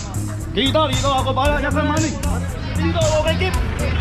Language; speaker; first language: Filipino; non-native, learner; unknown